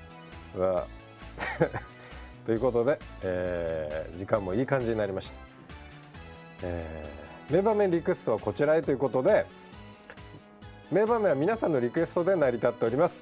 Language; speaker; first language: Japanese; native; Japanese